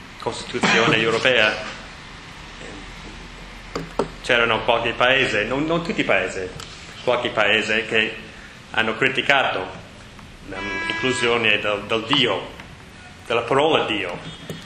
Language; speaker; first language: Italian; non-native, learner; English